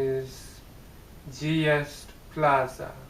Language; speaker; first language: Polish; early bilingual, heritage; English